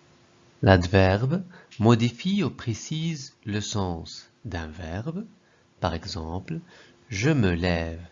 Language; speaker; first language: French; non-native, local second language; Arabic